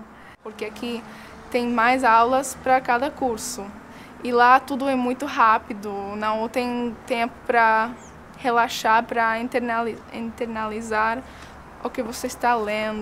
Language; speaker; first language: Portuguese; non-native, fluent; Spanish